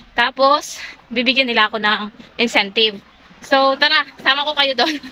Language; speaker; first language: Filipino; native; Filipino